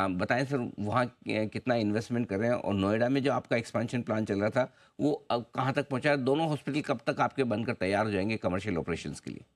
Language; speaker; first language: Hindi; native; Hindi